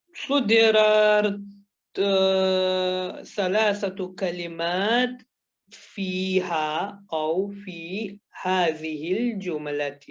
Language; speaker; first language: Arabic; non-native, fluent; Urdu